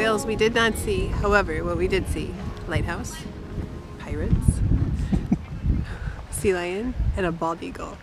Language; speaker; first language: English; native; English